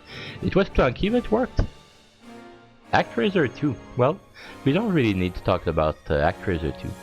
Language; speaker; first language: English; native; English